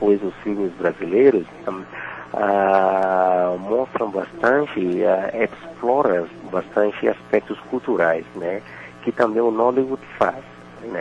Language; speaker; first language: Portuguese; non-native, fluent; Yoruba